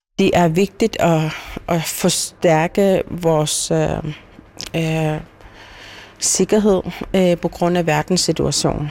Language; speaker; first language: Danish; non-native, local second language; Kalaallisut